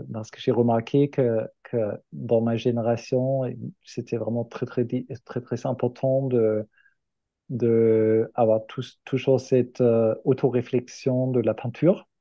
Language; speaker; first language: French; non-native, fluent; German